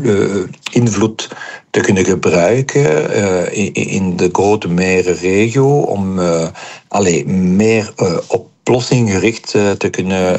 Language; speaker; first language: Dutch; non-native, local second language; French